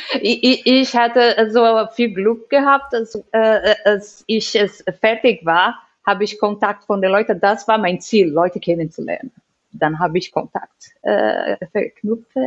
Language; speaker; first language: German; non-native, learner; Portuguese